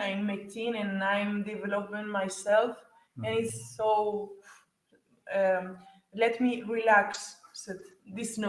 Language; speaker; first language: English; non-native, learner; Spanish